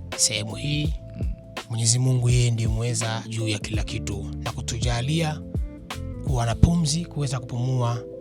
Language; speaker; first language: Swahili; native; Swahili